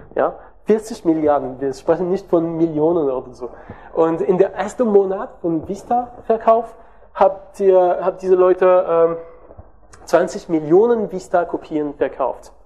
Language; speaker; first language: German; non-native, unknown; French